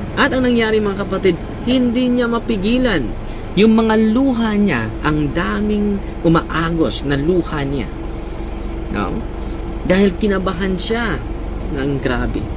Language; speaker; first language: Filipino; non-native, local second language; Cebuano